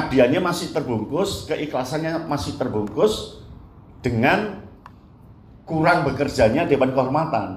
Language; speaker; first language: Indonesian; native; Indonesian